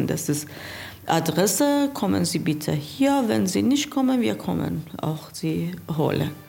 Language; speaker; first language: German; non-native, learner; Persian